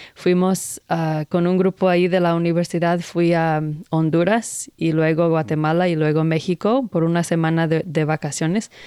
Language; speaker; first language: Spanish; non-native, fluent; English